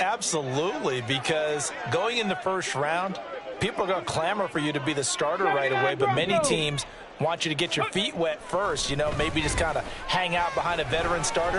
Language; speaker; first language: English; native; English